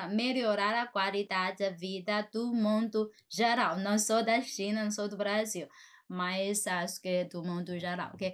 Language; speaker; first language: Portuguese; non-native, fluent; Chinese